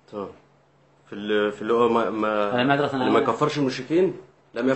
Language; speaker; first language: Arabic; native; Arabic